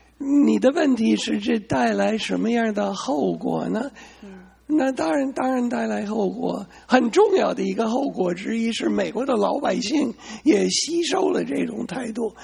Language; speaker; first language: Chinese; non-native, fluent; English